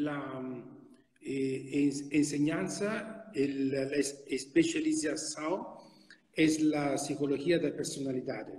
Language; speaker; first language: Spanish; non-native, fluent; Italian